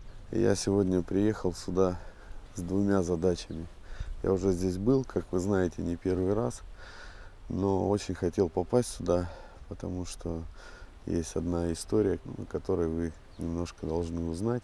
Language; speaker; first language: Russian; native; Russian